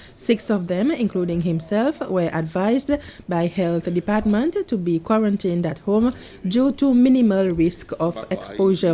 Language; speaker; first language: English; non-native, local second language; Seselwa Creole French